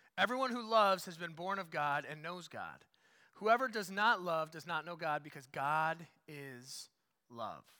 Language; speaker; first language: English; native; English